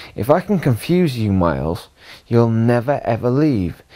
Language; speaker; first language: English; native; English